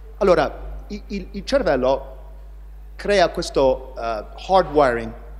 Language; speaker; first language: Italian; non-native, fluent; English